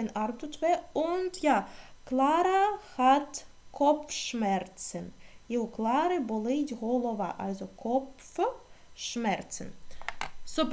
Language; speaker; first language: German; non-native, fluent; Ukrainian